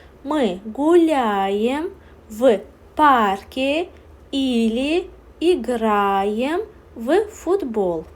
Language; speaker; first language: Russian; non-native, learner; Azerbaijani